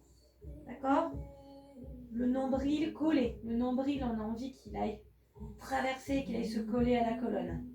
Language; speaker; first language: French; native; French